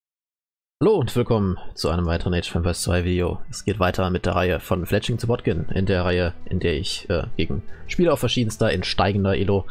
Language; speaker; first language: German; native; German